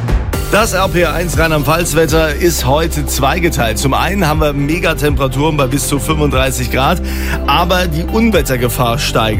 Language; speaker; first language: German; native; German